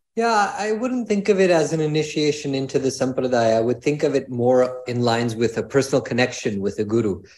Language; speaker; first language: English; native; English